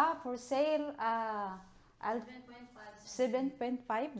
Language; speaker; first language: English; non-native, local second language; Cebuano